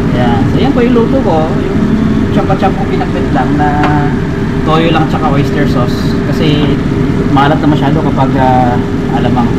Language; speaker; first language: Filipino; non-native, local second language; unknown